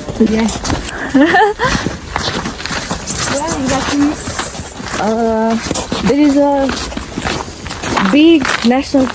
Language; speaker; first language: English; non-native, learner; French